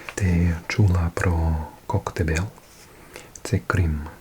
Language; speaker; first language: Ukrainian; non-native, learner; English